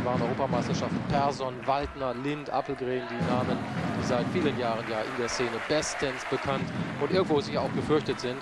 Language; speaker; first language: German; native; German